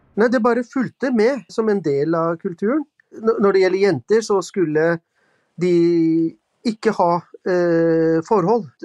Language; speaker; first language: Norwegian; early bilingual, other home language; Urdu